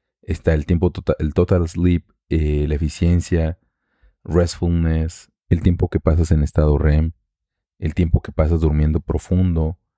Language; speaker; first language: Spanish; native; Spanish